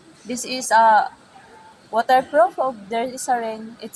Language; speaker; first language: English; non-native, local second language; Filipino